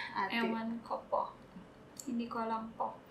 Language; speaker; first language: Filipino; non-native, learner; Russian